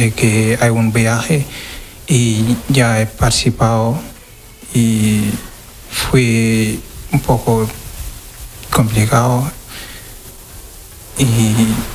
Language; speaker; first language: Spanish; non-native, learner; Wolof